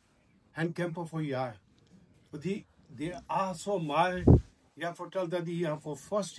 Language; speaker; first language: Danish; non-native, learner; Urdu